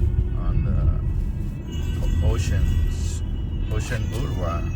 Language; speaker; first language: English; non-native, learner; Khmer